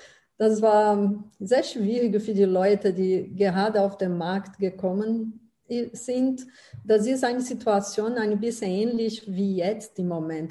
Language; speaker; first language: German; non-native, fluent; Portuguese